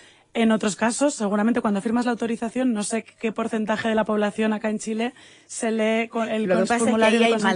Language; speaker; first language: Spanish; native; Spanish